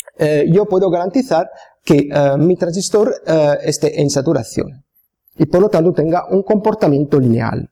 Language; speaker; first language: Spanish; non-native, fluent; Italian